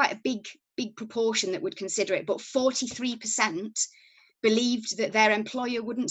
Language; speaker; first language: English; native; English